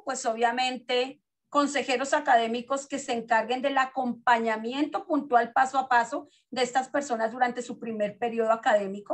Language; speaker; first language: Spanish; native; Spanish